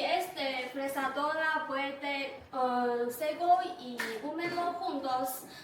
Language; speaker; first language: Spanish; non-native, learner; Chinese